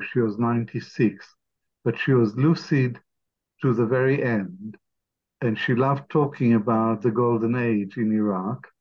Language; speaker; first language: English; non-native, fluent; Arabic